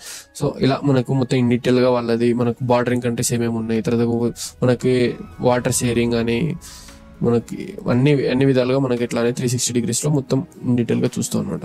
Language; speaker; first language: Telugu; native; Telugu